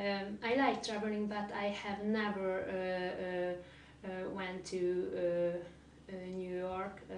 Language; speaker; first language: English; non-native, learner; Hungarian